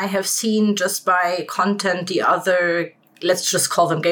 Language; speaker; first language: English; non-native, fluent; German